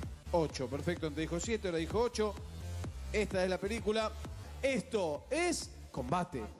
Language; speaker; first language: Spanish; native; Spanish